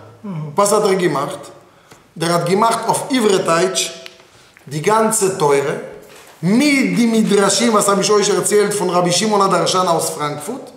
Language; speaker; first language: German; non-native, fluent; Hebrew